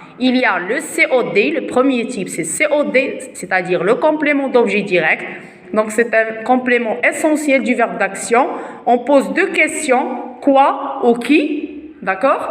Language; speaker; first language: French; non-native, local second language; Arabic